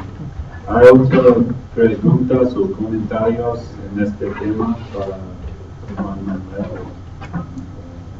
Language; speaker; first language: Spanish; non-native, learner; English